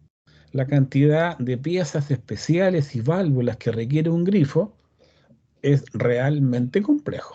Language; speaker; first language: Spanish; native; Spanish